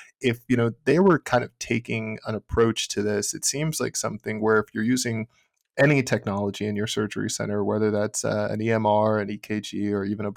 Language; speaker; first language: English; native; English